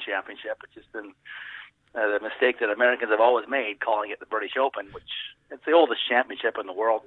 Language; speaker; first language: English; native; English